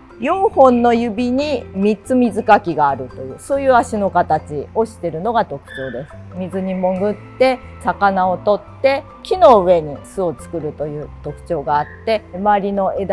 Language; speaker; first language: Japanese; native; Japanese